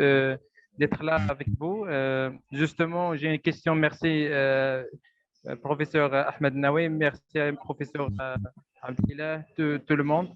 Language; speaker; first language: French; non-native, local second language; Arabic